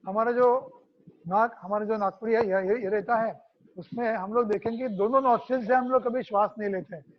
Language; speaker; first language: Hindi; non-native, local second language; Marathi